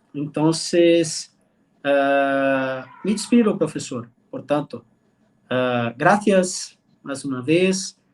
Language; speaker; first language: Spanish; non-native, learner; Portuguese